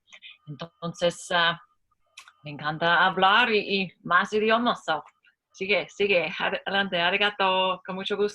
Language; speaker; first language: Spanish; non-native, learner; English